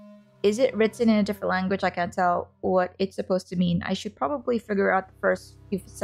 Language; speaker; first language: English; native; English